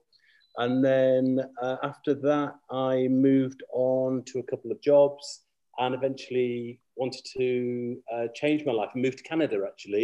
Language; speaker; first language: English; native; English